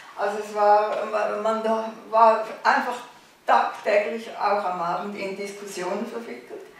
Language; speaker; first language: German; native; German